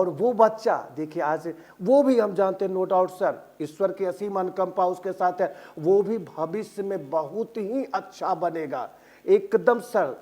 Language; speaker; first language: Hindi; native; Hindi